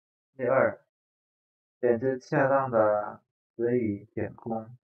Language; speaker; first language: Chinese; non-native, fluent; Indonesian